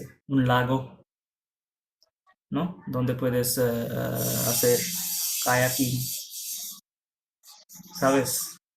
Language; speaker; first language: Spanish; non-native, fluent; Bangla